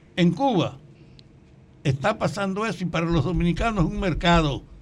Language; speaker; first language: Spanish; native; Spanish